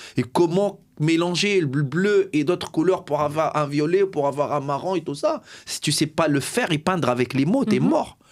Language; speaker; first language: French; non-native, local second language; Arabic